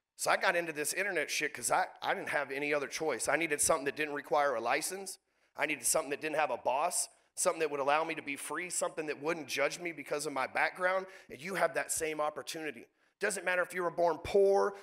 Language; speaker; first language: English; native; English